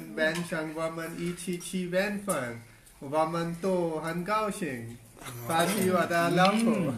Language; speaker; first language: Chinese; non-native, learner; Urdu